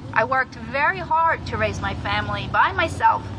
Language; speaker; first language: English; early bilingual, other home language; Spanish